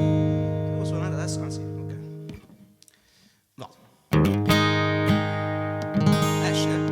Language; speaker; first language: Italian; native; Italian